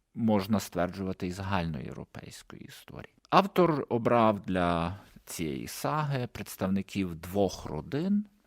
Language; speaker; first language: Ukrainian; native; Ukrainian